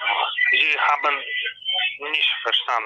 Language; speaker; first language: German; non-native, learner; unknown